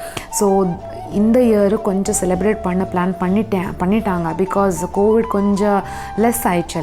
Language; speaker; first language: Tamil; non-native, learner; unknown